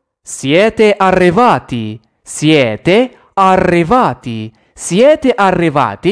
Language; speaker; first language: Italian; non-native, fluent; Arabic